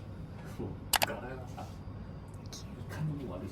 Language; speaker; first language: Japanese; native; Japanese